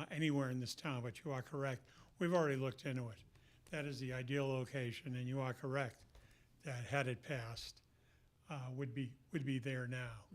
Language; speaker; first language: English; native; English